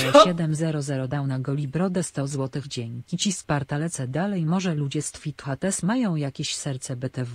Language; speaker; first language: Polish; native; Polish